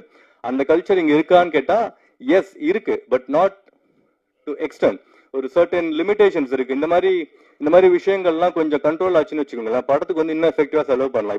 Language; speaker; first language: Tamil; native; Tamil